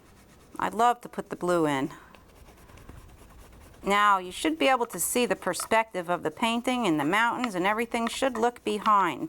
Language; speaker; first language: English; native; English